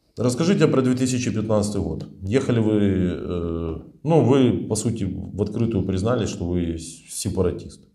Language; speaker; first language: Russian; native; Russian